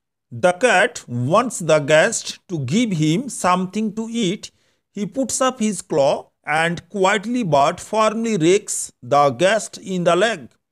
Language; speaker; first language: English; non-native, local second language; Bangla